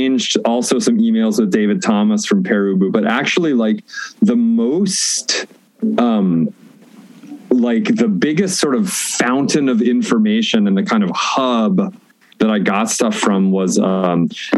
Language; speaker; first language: English; native; English